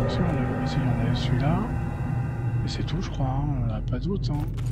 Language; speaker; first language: French; native; French